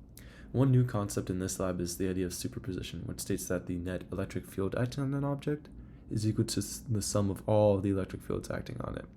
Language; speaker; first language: English; native; English